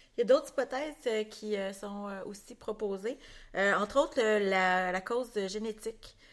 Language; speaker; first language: French; native; French